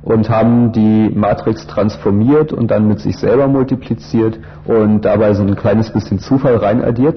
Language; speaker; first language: German; native; German